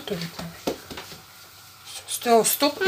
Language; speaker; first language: Russian; non-native, local second language; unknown